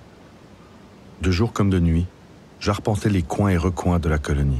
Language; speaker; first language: French; early bilingual, other home language; Arabic